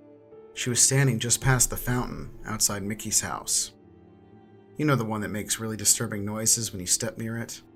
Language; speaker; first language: English; native; English